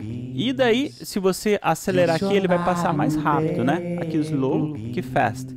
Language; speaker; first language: Portuguese; native; Portuguese